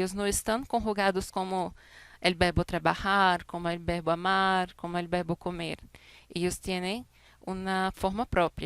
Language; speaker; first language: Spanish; non-native, fluent; Portuguese